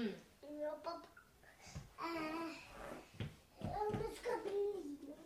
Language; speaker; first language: Italian; early bilingual, heritage; Italian